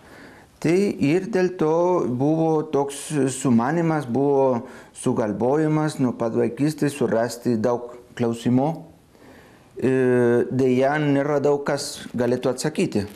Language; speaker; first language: Lithuanian; non-native, fluent; Spanish